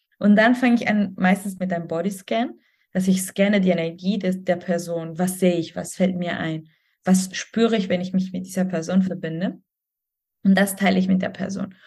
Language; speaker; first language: German; non-native, fluent; Spanish